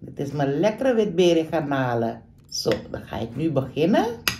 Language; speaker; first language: Dutch; non-native, local second language; Caribbean Hindustani